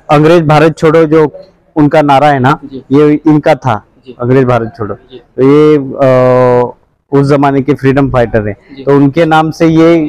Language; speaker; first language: Hindi; non-native, local second language; Marathi